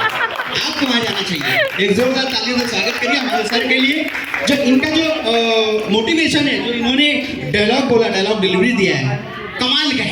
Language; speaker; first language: Hindi; native; Hindi